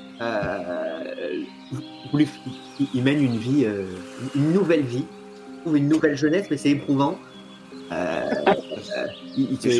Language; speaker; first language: French; native; French